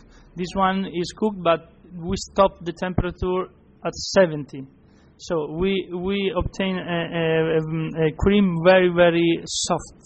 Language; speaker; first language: English; non-native, fluent; Italian